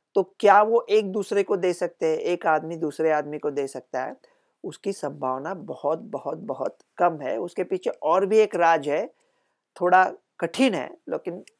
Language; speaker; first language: Hindi; non-native, local second language; Marathi